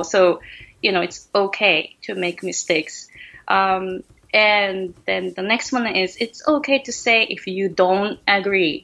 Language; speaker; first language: English; non-native, fluent; Japanese